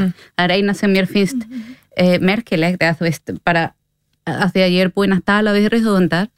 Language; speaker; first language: Icelandic; non-native, learner; Spanish